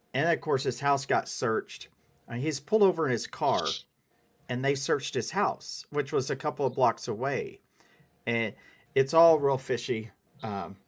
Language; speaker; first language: English; native; English